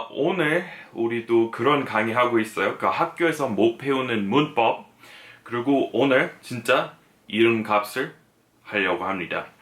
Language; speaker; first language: Korean; non-native, fluent; English